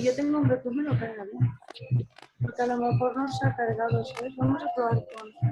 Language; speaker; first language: Spanish; native; Spanish